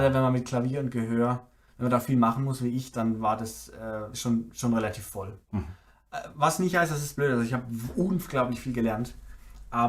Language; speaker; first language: German; native; German